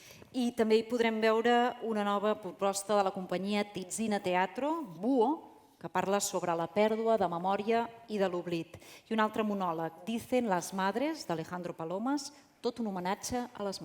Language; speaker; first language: Catalan; native; Catalan